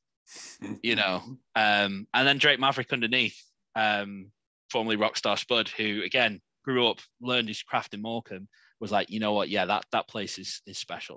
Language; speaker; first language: English; native; English